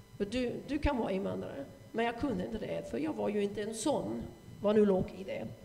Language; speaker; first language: Swedish; non-native, fluent; German